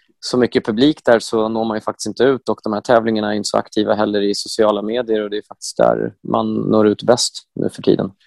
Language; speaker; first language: Swedish; native; Swedish